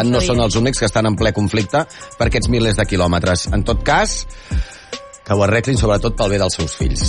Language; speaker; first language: Catalan; native; Catalan